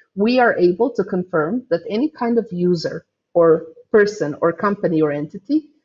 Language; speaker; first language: English; non-native, fluent; Croatian